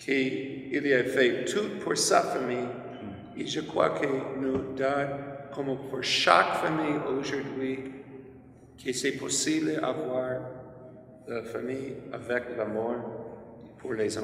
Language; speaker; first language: French; non-native, fluent; English